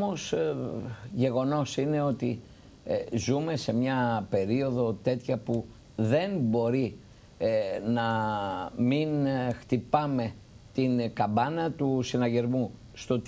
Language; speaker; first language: Greek; native; Greek